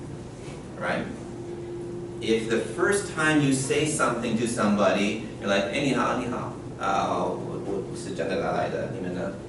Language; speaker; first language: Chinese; non-native, learner; English